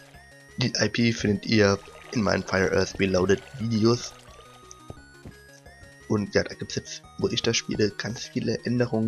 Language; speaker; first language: German; native; German